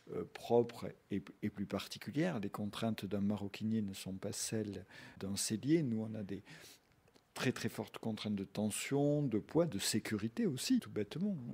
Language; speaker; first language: French; native; French